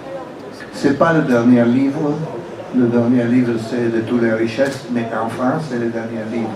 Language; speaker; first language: French; non-native, fluent; Italian